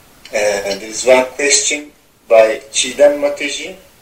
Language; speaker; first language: English; non-native, fluent; Turkish